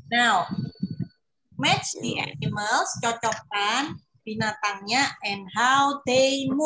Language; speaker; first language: English; non-native, fluent; Indonesian